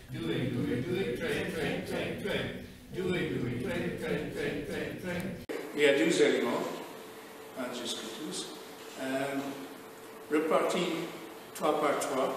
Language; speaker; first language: French; non-native, fluent; English